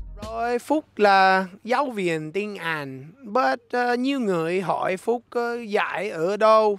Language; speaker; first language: Vietnamese; non-native, learner; English